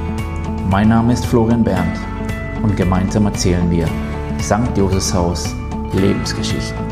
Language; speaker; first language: German; native; German